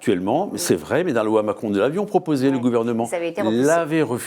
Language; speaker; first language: French; native; French